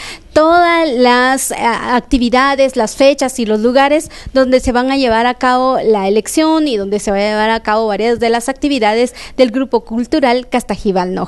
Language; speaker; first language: Spanish; native; Spanish